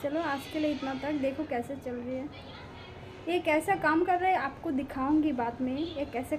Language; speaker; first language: Hindi; non-native, local second language; Bangla